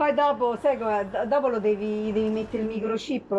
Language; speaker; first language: Italian; native; Italian